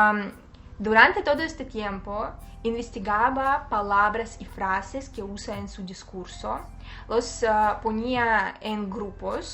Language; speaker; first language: Spanish; non-native, fluent; Russian